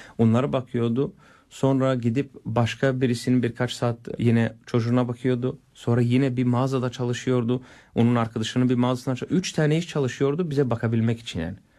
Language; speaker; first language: Turkish; non-native, fluent; Bulgarian